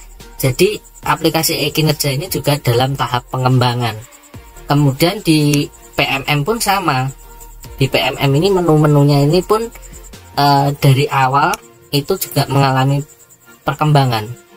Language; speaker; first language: Indonesian; native; Indonesian